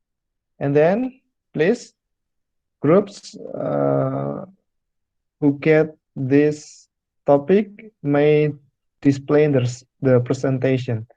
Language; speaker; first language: English; non-native, fluent; Indonesian